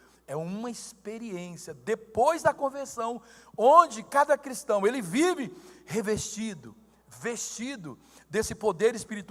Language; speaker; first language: Portuguese; native; Portuguese